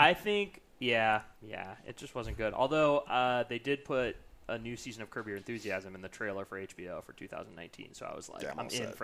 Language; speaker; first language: English; native; English